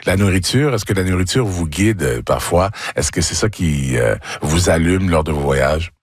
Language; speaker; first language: French; native; French